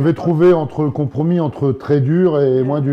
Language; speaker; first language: French; native; French